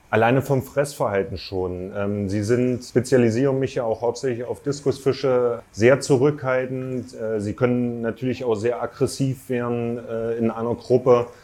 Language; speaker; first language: German; native; German